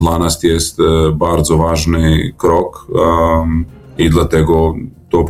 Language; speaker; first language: Polish; non-native, fluent; Serbian